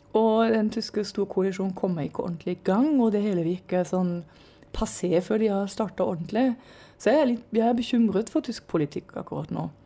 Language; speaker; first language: Norwegian; non-native, fluent; German